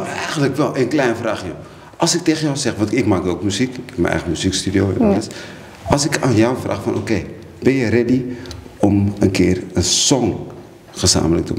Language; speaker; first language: Dutch; native; Dutch